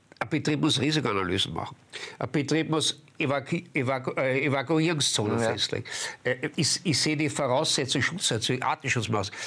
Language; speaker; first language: German; native; German